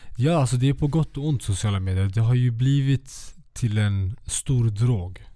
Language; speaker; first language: Swedish; early bilingual, other home language; Kurdish